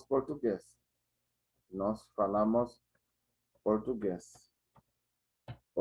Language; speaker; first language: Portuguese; non-native, fluent; Haitian Creole